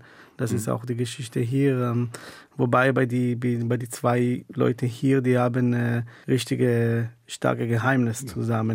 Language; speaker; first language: German; non-native, fluent; Hebrew